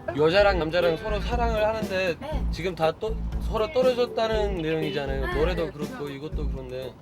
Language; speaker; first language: Korean; non-native, fluent; Turkish